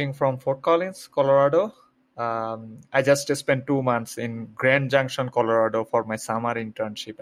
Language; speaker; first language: English; non-native, local second language; Bangla